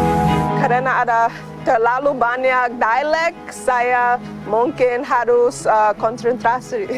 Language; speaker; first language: Indonesian; non-native, fluent; English